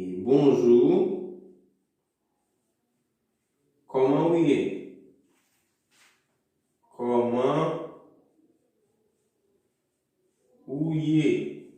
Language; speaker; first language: French; non-native, local second language; Haitian Creole